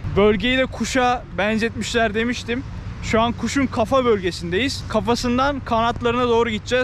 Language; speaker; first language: Turkish; native; Turkish